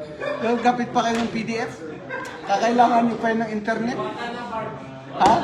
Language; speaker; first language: Filipino; non-native, local second language; Maranao